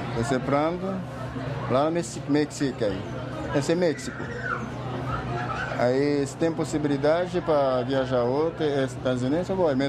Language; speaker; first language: Portuguese; non-native, learner; Haitian Creole